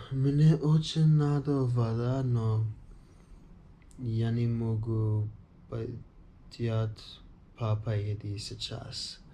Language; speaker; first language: Russian; non-native, learner; English